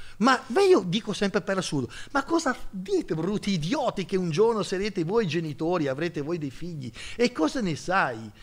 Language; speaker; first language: Italian; native; Italian